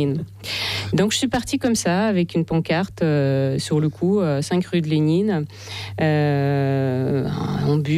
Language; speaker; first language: French; non-native, fluent; Russian